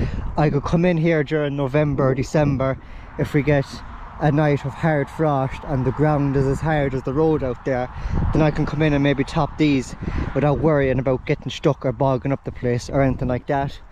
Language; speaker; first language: English; native; English